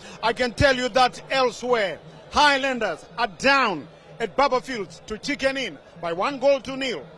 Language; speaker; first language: English; non-native, local second language; Shona